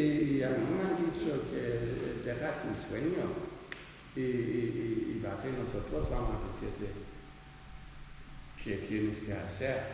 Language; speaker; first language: Spanish; non-native, learner; Dutch